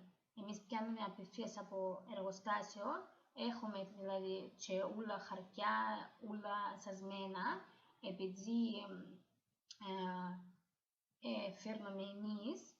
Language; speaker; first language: Greek; non-native, fluent; Ukrainian